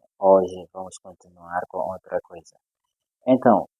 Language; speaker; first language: Portuguese; non-native, learner; Swahili